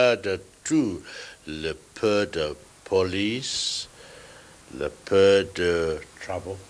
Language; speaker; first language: French; non-native, learner; English